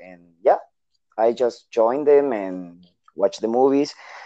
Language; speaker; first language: English; non-native, learner; Spanish